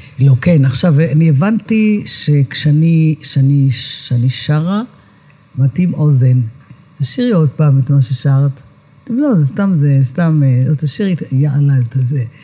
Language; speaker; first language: Hebrew; native; Hebrew